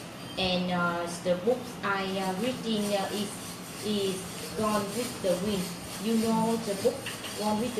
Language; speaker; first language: English; non-native, learner; Vietnamese